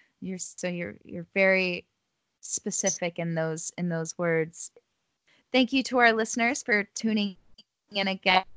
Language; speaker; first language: English; native; English